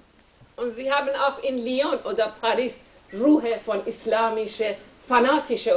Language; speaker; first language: German; non-native, learner; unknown